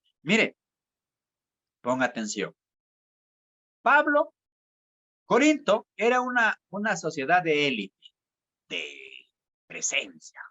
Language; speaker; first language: Spanish; native; Spanish